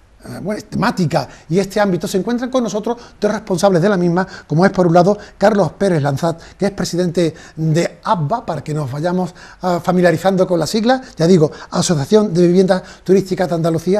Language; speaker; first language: Spanish; native; Spanish